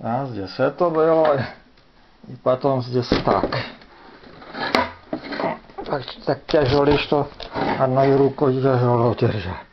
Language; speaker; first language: Russian; non-native, fluent; Czech